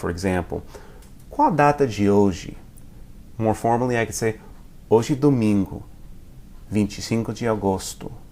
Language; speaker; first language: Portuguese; non-native, fluent; English